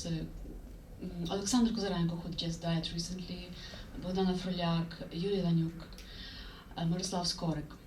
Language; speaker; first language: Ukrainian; native; Ukrainian